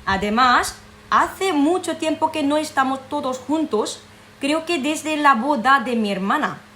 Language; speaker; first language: Spanish; non-native, fluent; Korean